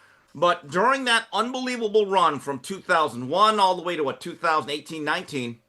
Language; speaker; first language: English; native; English